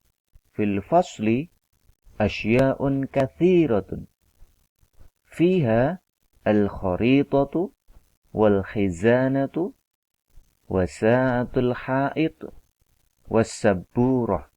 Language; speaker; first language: Arabic; non-native, fluent; Indonesian